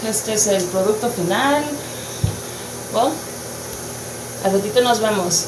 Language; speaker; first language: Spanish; early bilingual, heritage; Spanish